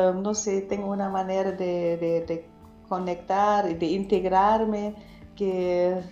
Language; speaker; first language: Spanish; non-native, fluent; German